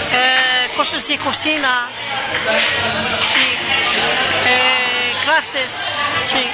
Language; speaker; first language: Spanish; non-native, learner; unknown